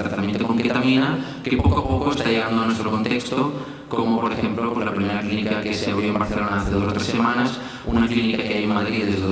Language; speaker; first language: Spanish; native; Spanish